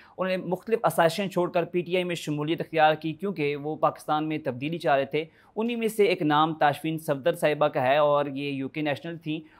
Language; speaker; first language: Urdu; native; Urdu